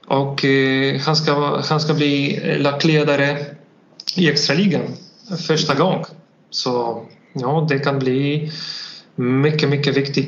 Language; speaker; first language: Swedish; non-native, learner; Polish